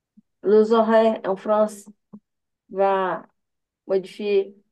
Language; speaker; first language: French; non-native, learner; Portuguese